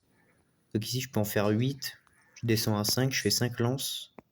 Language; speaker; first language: French; native; French